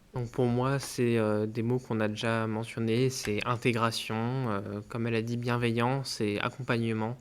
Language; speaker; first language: French; native; French